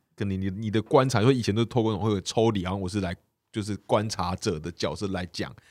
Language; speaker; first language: Chinese; native; Chinese